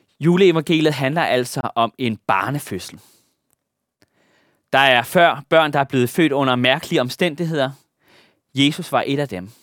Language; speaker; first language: Danish; native; Danish